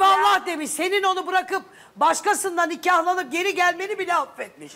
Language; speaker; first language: Turkish; native; Turkish